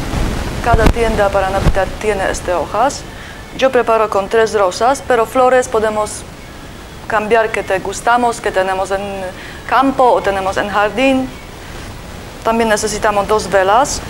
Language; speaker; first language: Spanish; non-native, learner; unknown